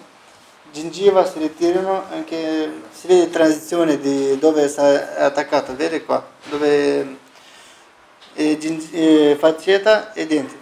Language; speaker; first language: Italian; non-native, fluent; Romanian